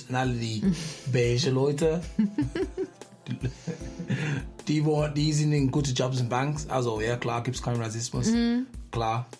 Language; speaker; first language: German; non-native, fluent; English